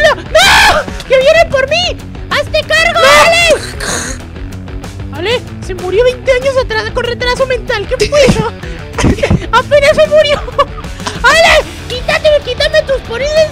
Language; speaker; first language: Spanish; native; Spanish